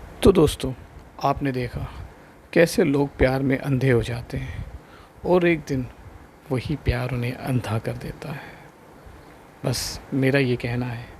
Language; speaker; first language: Urdu; non-native, local second language; Sindhi